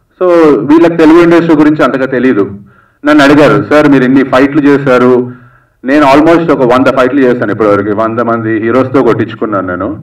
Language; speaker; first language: Telugu; native; Telugu